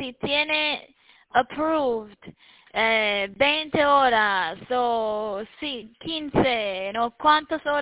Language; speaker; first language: Spanish; early bilingual, heritage; Spanish